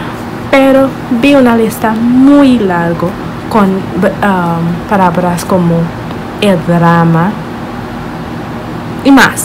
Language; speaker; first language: Spanish; non-native, learner; English